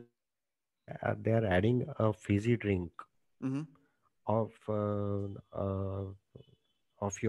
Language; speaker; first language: English; non-native, local second language; Marathi